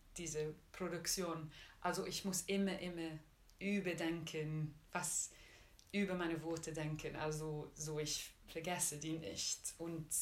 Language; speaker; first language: German; non-native, learner; Czech